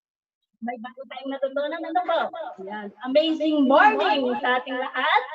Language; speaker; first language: Filipino; native; Filipino